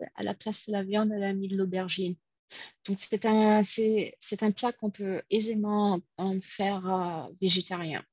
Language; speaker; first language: French; non-native, fluent; English